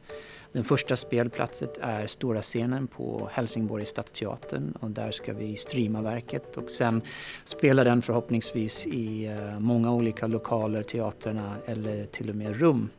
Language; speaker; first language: Swedish; non-native, fluent; English